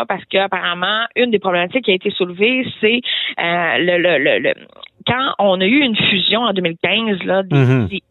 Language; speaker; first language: French; native; French